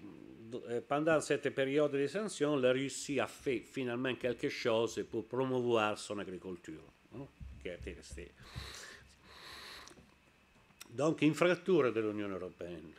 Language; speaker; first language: French; non-native, learner; Italian